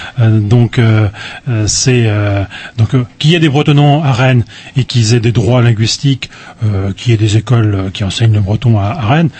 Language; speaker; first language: French; native; French